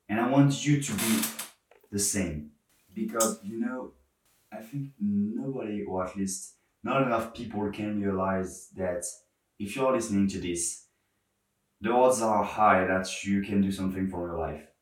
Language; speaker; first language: English; non-native, fluent; French